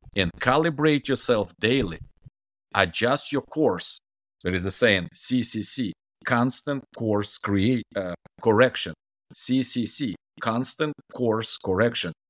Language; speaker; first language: English; non-native, fluent; Ukrainian